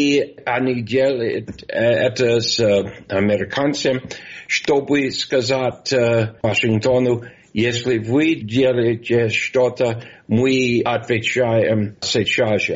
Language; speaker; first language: Russian; non-native, fluent; English